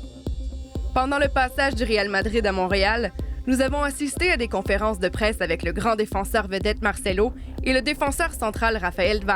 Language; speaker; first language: French; native; French